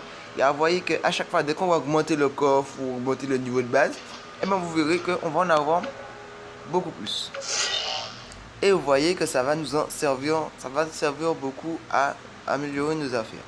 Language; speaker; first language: French; native; French